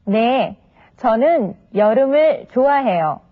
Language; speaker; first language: Korean; non-native, learner; Vietnamese